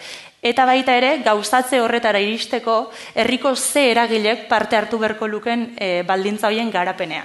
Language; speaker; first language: Basque; native; Basque